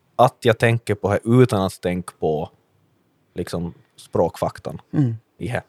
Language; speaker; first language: Swedish; native; Swedish